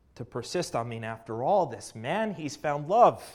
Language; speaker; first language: English; native; English